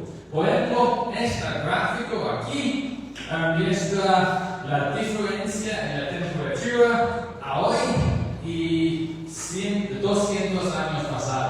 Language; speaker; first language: Spanish; non-native, learner; English